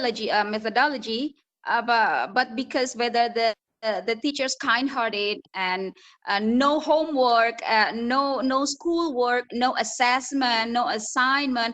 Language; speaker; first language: English; non-native, fluent; Indonesian